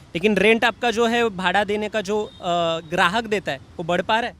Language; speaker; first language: Hindi; non-native, local second language; Marathi